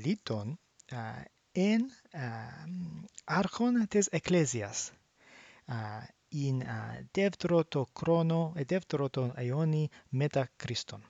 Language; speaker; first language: Greek; non-native, learner; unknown